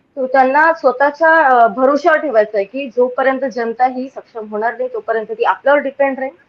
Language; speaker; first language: Marathi; native; Marathi